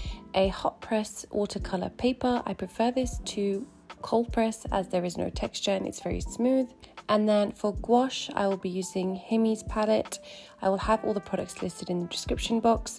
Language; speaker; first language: English; native; English